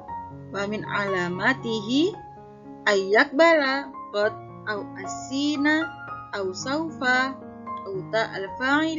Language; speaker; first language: Arabic; non-native, fluent; Indonesian